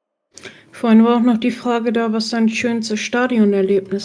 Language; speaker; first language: German; native; German